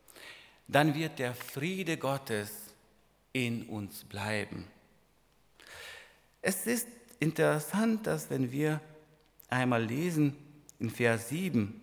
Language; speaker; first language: German; non-native, fluent; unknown